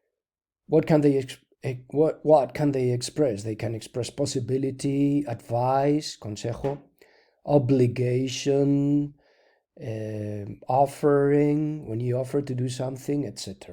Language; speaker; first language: English; non-native, fluent; Spanish